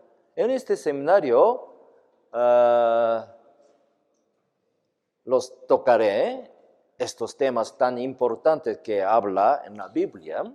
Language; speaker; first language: Spanish; non-native, fluent; Korean